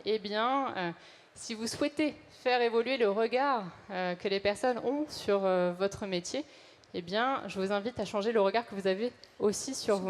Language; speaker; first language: French; native; French